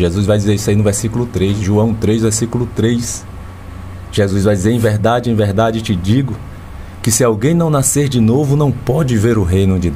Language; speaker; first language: Portuguese; native; Portuguese